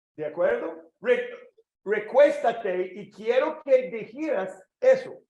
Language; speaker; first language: Spanish; non-native, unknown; English